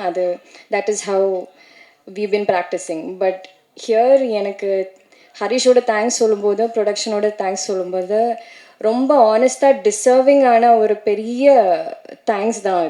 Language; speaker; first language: Tamil; non-native, learner; Malayalam